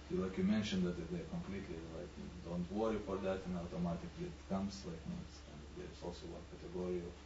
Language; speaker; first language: English; non-native, fluent; Lithuanian